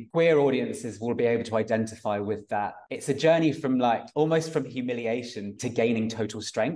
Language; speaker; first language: English; native; English